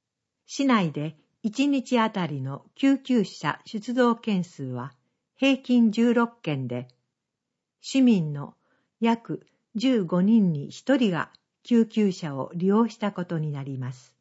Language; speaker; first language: Japanese; native; Japanese